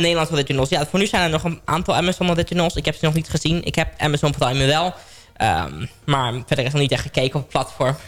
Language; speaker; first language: Dutch; native; Dutch